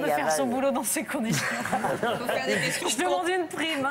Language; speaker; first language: French; native; French